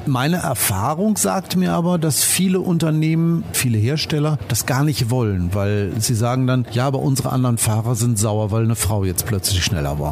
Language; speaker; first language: German; native; German